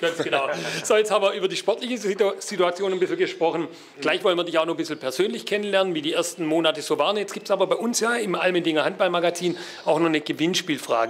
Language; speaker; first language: German; native; German